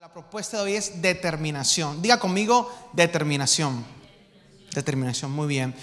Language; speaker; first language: Spanish; native; Spanish